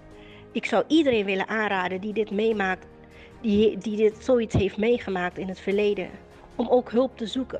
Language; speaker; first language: Dutch; native; Dutch